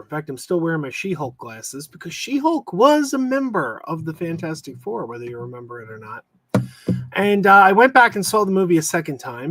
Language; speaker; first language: English; native; English